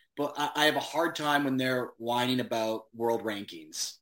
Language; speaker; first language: English; native; English